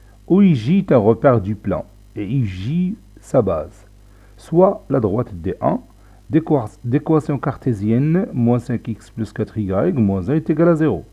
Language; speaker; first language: French; non-native, local second language; Arabic